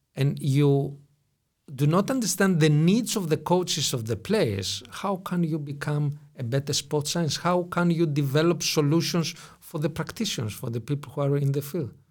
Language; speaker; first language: English; non-native, fluent; Greek